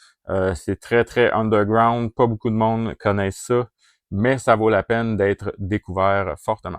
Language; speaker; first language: French; native; French